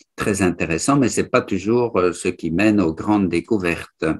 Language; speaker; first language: French; native; French